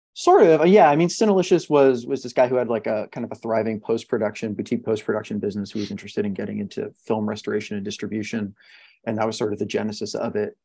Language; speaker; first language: English; native; English